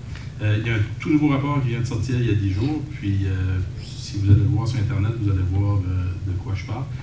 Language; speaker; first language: French; native; French